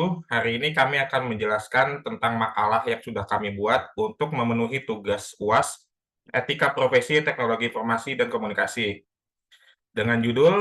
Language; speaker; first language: Indonesian; native; Indonesian